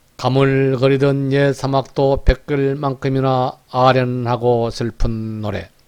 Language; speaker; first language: Korean; native; Korean